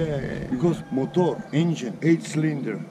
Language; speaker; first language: English; non-native, learner; Turkish